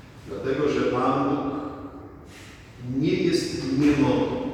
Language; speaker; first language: Polish; native; Polish